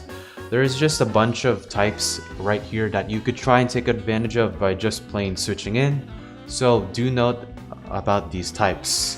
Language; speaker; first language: English; native; English